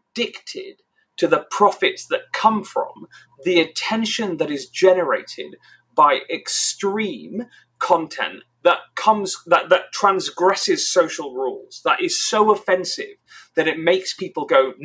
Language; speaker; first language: English; native; English